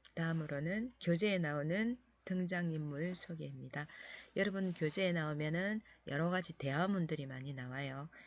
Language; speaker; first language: Korean; native; Korean